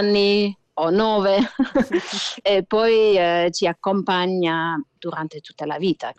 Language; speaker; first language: Italian; non-native, fluent; German